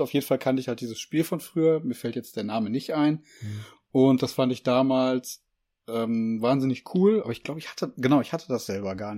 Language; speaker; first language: German; native; German